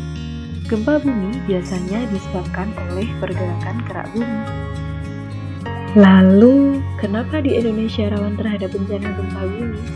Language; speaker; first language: Indonesian; native; Indonesian